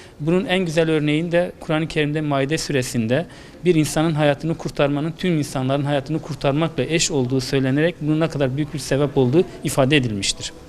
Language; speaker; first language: Turkish; native; Turkish